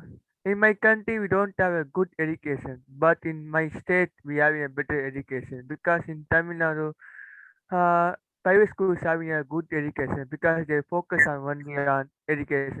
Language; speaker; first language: English; non-native, learner; Tamil